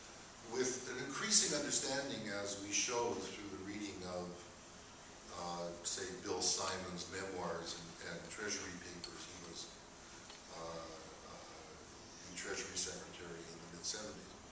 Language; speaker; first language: English; native; English